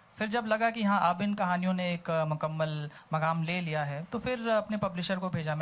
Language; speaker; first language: Hindi; native; Hindi